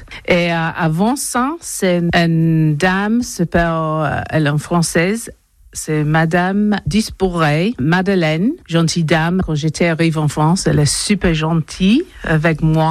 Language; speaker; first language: French; non-native, learner; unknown